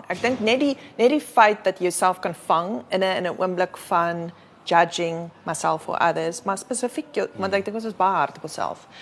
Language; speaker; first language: Afrikaans; native; Afrikaans